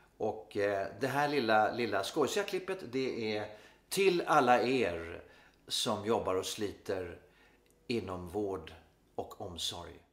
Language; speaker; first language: Swedish; native; Swedish